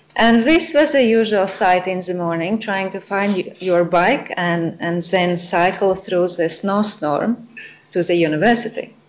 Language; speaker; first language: English; non-native, fluent; Latvian